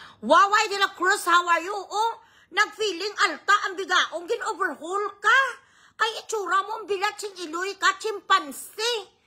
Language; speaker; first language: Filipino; non-native, local second language; Hiligaynon